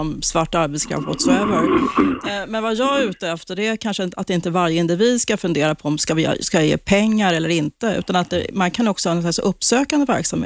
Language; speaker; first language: Swedish; native; Swedish